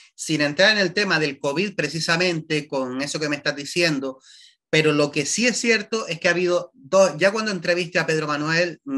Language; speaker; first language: Spanish; native; Spanish